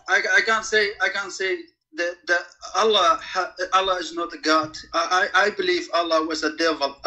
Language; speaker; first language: English; non-native, fluent; Kurdish